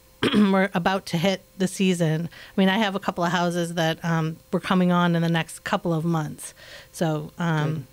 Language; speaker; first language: English; native; English